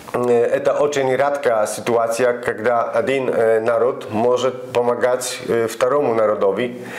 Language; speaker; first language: Russian; non-native, learner; Polish